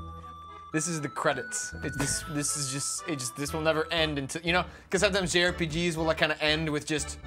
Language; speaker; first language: English; native; English